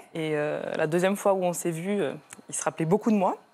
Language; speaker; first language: French; native; French